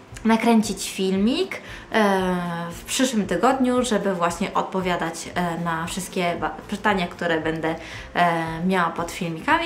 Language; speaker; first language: Polish; non-native, fluent; Italian